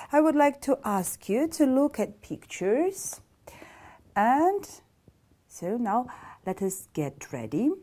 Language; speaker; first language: English; non-native, fluent; Georgian